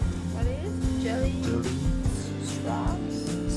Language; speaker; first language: English; non-native, learner; Chinese